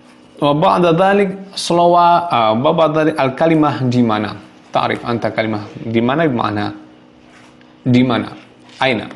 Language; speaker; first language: Arabic; non-native, fluent; Javanese